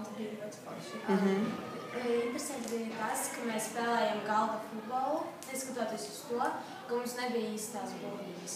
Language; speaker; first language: Latvian; non-native, local second language; Russian